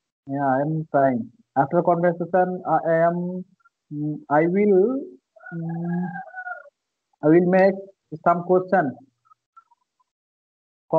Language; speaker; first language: English; non-native, learner; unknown